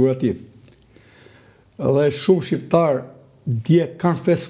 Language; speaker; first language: Albanian; native; Albanian